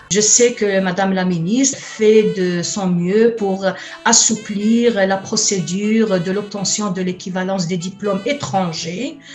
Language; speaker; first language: French; non-native, local second language; Arabic